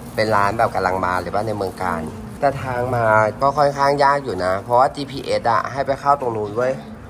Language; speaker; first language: Thai; native; Thai